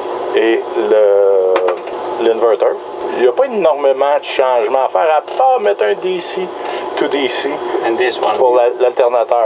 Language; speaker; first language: French; native; French